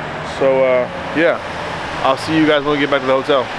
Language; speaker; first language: English; native; English